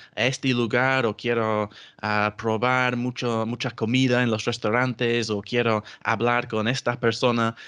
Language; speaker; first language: Spanish; non-native, fluent; English